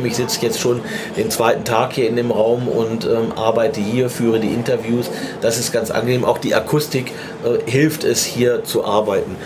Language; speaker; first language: German; native; German